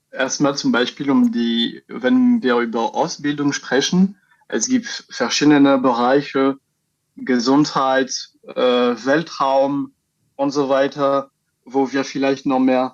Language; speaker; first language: German; non-native, fluent; French